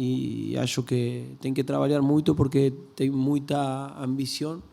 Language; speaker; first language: Portuguese; non-native, learner; Spanish